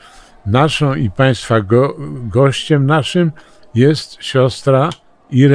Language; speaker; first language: Polish; native; Polish